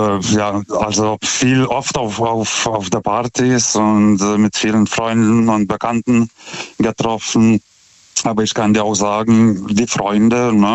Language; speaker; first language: German; non-native, fluent; Lithuanian